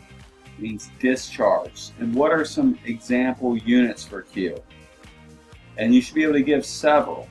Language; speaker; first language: English; native; English